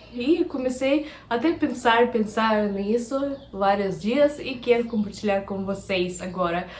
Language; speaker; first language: Portuguese; non-native, fluent; Russian